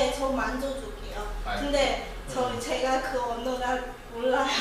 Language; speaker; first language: Korean; non-native, learner; Chinese